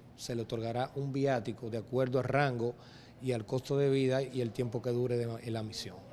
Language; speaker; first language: Spanish; native; Spanish